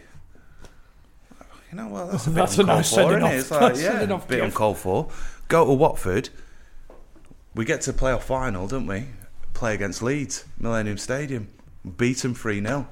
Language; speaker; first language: English; native; English